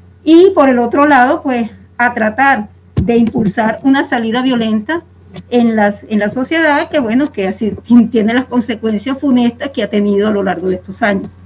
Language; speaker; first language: Spanish; native; Spanish